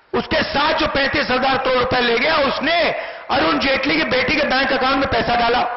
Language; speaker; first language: Hindi; native; Hindi